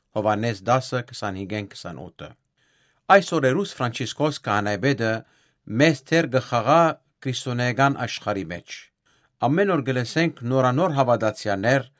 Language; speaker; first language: Armenian; native; Armenian